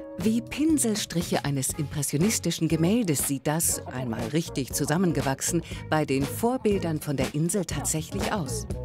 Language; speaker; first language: German; native; German